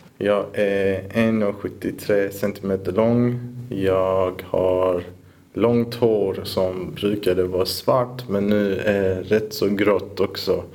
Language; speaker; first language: Swedish; early bilingual, other home language; Persian